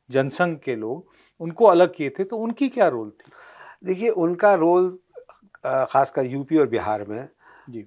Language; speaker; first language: Hindi; native; Hindi